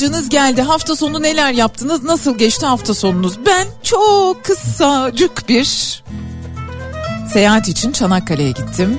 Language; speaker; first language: Turkish; native; Turkish